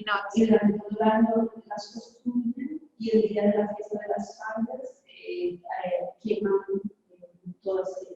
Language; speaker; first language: Spanish; non-native, fluent; Portuguese